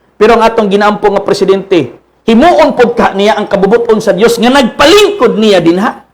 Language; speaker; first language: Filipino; non-native, local second language; Cebuano